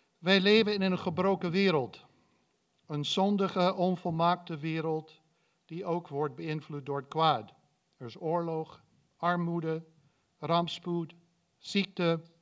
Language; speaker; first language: Dutch; non-native, fluent; English